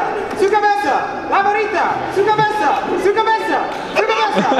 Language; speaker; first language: Spanish; non-native, learner; English